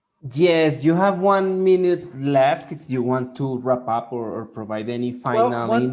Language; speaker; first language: English; non-native, fluent; Spanish